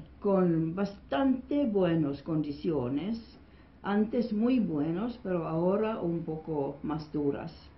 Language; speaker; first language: Spanish; non-native, fluent; Finnish